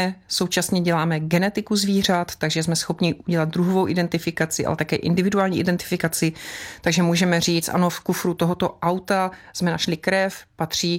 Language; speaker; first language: Czech; native; Czech